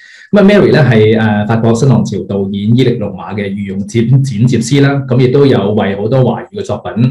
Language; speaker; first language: Chinese; native; Chinese